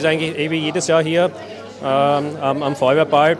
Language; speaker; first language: German; native; German